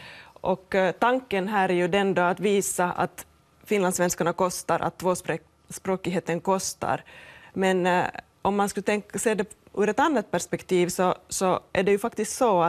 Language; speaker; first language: Swedish; native; Swedish